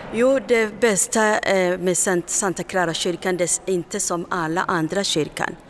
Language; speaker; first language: Swedish; non-native, learner; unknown